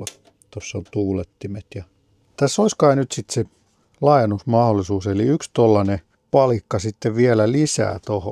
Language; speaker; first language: Finnish; native; Finnish